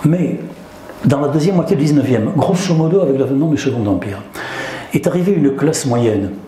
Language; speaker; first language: French; native; French